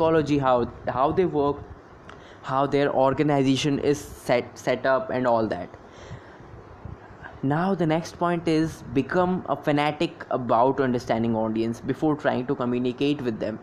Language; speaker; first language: English; non-native, local second language; Hindi